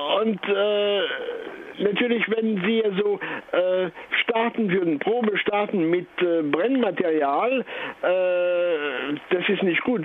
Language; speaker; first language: German; non-native, fluent; French